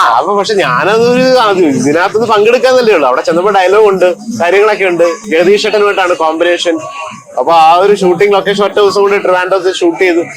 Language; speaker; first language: Malayalam; native; Malayalam